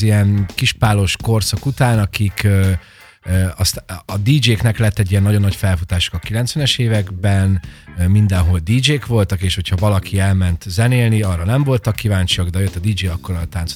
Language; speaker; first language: Hungarian; native; Hungarian